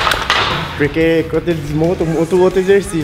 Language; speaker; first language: Portuguese; native; Portuguese